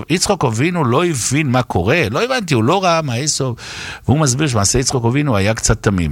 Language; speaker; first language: Hebrew; native; Hebrew